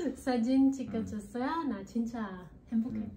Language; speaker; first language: Korean; non-native, learner; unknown